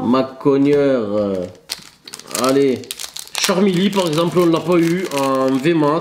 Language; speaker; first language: French; native; French